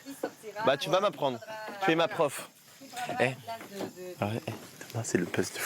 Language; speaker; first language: French; native; French